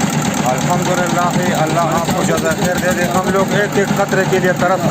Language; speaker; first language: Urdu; non-native, local second language; Baluchi